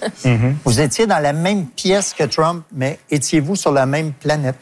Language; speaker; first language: French; native; French